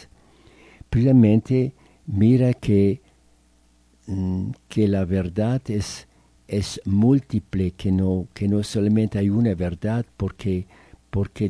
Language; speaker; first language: Spanish; non-native, fluent; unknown